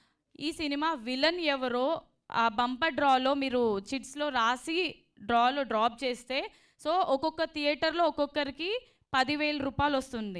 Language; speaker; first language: Telugu; native; Telugu